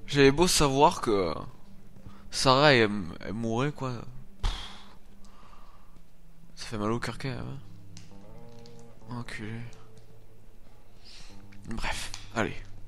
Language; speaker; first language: French; native; French